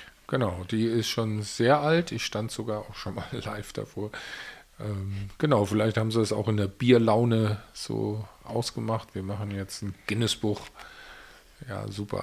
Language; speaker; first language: German; native; German